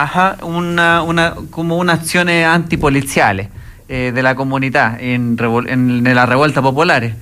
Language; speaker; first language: Italian; non-native, learner; Spanish